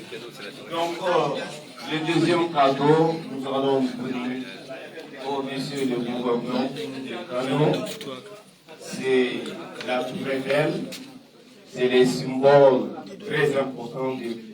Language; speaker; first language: French; non-native, fluent; Hausa